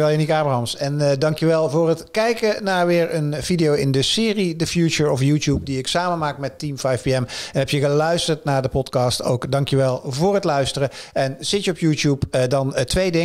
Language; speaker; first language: Dutch; native; Dutch